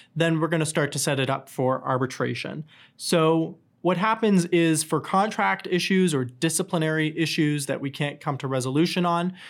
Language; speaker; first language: English; native; English